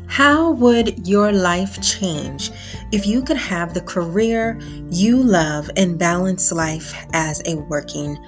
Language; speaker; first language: English; native; English